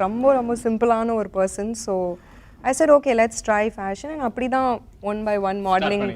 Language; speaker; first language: Tamil; non-native, local second language; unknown